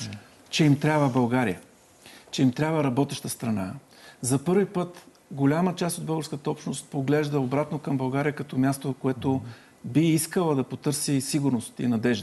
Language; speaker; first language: Bulgarian; native; Bulgarian